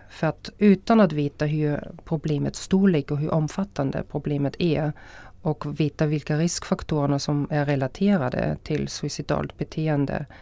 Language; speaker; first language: Swedish; non-native, fluent; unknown